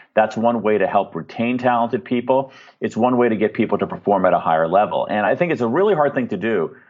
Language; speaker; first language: English; native; English